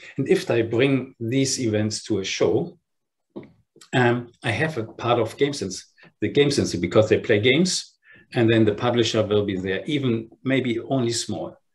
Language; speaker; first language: English; non-native, fluent; German